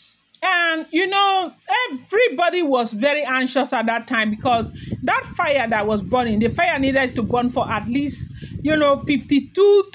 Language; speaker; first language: English; non-native, local second language; Yoruba